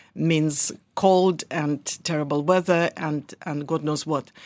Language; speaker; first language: English; early bilingual, other home language; Russian